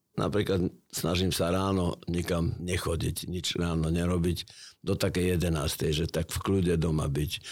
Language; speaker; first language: Slovak; native; Slovak